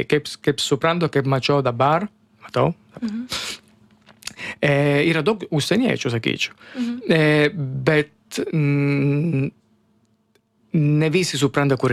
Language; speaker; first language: Lithuanian; non-native, learner; Italian